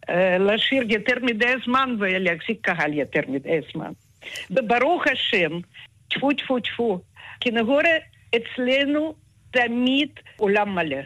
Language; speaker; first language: Hebrew; non-native, fluent; Russian